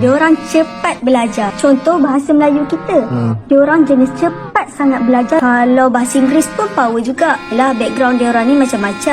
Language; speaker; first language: Malay; native; Malay